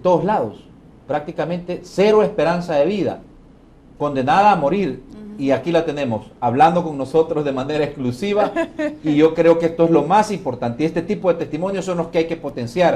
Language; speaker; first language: Spanish; native; Spanish